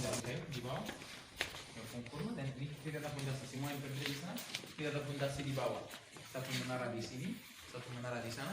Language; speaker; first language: Indonesian; non-native, fluent; Arabic